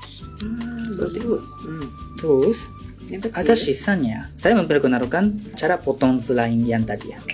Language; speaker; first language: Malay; non-native, learner; Japanese